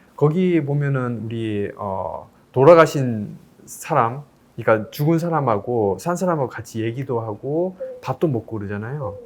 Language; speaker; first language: Korean; native; Korean